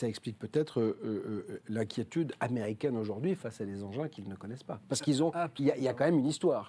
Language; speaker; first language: French; native; French